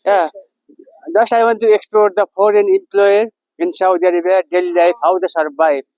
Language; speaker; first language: English; non-native, learner; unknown